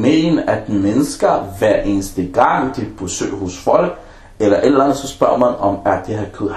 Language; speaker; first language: Danish; non-native, fluent; Arabic